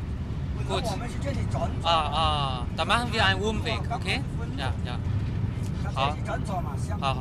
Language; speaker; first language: German; non-native, fluent; Chinese